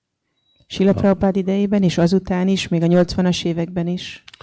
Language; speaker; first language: Hungarian; native; Hungarian